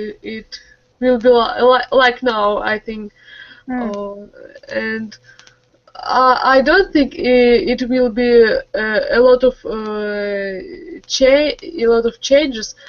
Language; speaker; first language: English; non-native, learner; Russian